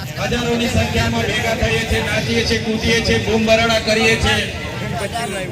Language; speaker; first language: Gujarati; non-native, local second language; Bhili